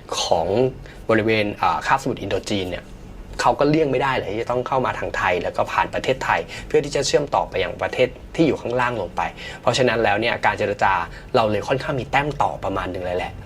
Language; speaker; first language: Thai; native; Thai